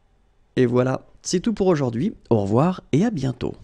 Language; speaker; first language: French; native; French